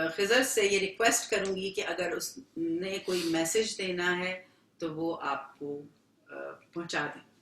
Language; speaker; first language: Urdu; native; Urdu